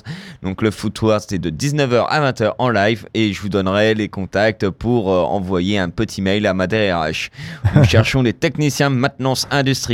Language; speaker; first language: French; native; French